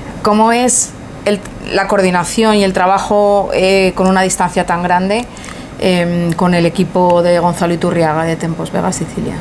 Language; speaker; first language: Spanish; native; Spanish